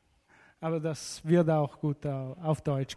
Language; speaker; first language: German; non-native, local second language; Italian